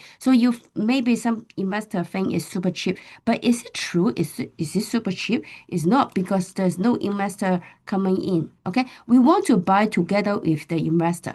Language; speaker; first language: English; non-native, fluent; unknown